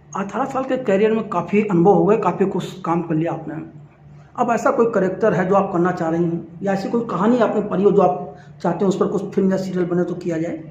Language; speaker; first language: Hindi; native; Hindi